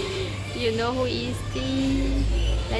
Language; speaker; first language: English; non-native, learner; Serbian